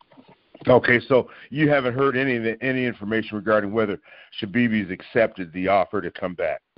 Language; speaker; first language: English; native; English